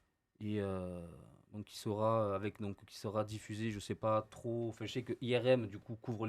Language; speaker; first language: French; native; French